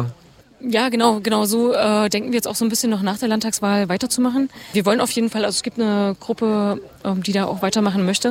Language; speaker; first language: German; native; German